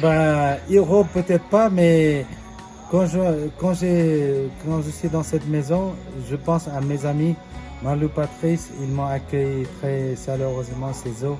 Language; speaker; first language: French; non-native, fluent; Nepali